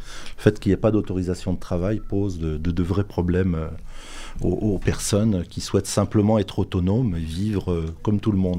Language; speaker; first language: French; native; French